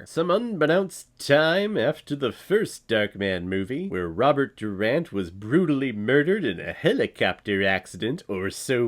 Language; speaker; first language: English; native; English